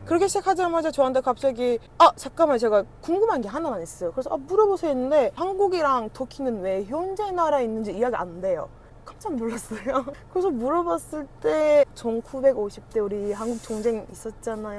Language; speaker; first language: Korean; non-native, fluent; Turkish